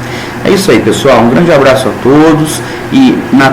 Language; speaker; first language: Portuguese; native; Portuguese